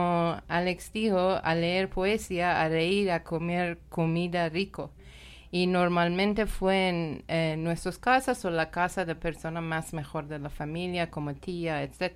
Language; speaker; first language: Spanish; non-native, learner; Persian